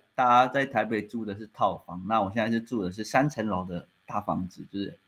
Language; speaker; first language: Chinese; native; Chinese